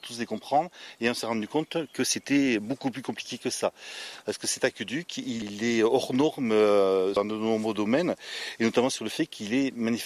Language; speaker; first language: French; native; French